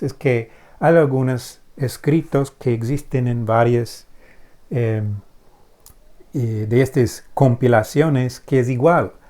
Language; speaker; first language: Spanish; non-native, fluent; English